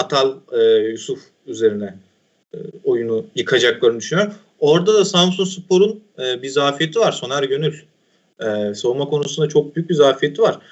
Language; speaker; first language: Turkish; native; Turkish